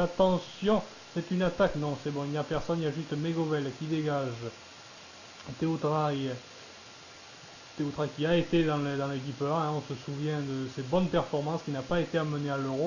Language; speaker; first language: French; native; French